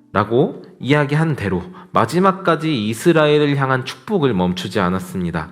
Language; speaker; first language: Korean; native; Korean